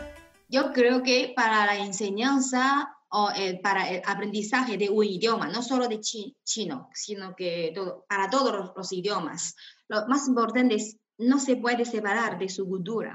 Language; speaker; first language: Spanish; non-native, fluent; Chinese